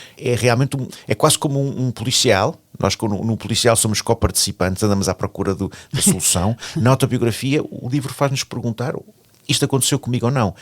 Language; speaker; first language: Portuguese; native; Portuguese